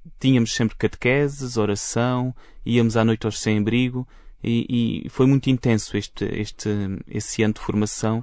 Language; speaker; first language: Portuguese; native; Portuguese